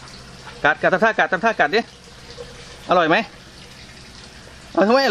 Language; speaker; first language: Thai; non-native, local second language; Northeastern Thai